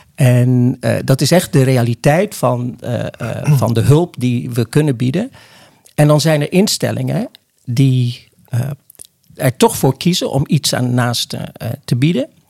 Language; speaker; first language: Dutch; early bilingual, other home language; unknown